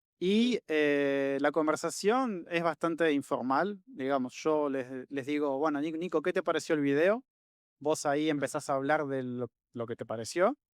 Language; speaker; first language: Spanish; native; Spanish